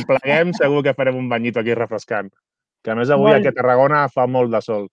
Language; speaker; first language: Catalan; native; Catalan